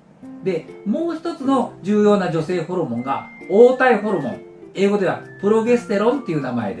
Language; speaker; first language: Japanese; native; Japanese